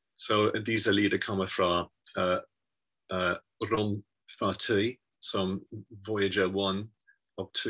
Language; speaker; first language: Norwegian; non-native, learner; English